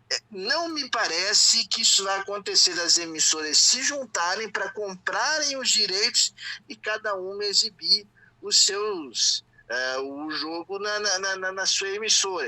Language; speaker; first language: Portuguese; native; Portuguese